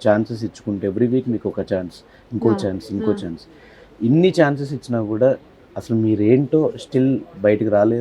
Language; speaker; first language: Telugu; native; Telugu